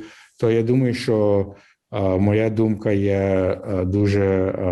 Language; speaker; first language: Ukrainian; early bilingual, heritage; English